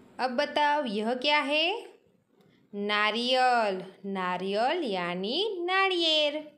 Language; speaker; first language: Hindi; non-native, local second language; Gujarati